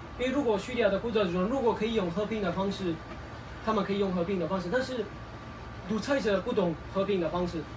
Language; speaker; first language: Chinese; non-native, fluent; Kurdish